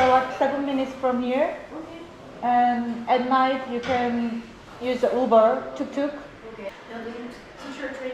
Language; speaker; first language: English; non-native, learner; Korean